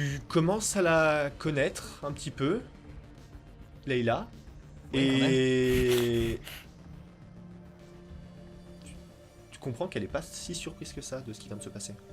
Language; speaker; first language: French; native; French